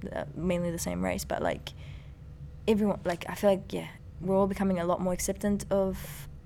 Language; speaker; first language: English; early bilingual, other home language; Persian